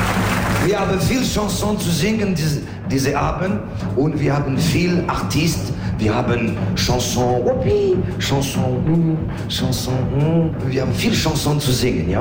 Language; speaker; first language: German; non-native, learner; French